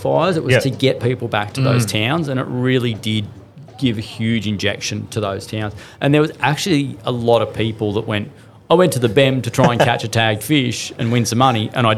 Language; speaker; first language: English; native; English